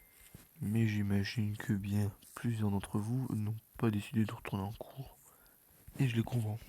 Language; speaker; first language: French; native; French